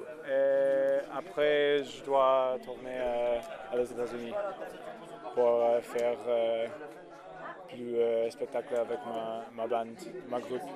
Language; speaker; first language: French; non-native, learner; English